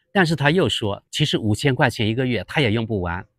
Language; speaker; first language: Chinese; native; Chinese